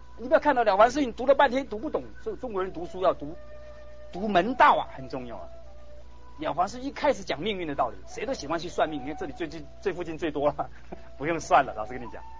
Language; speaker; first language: Chinese; native; Chinese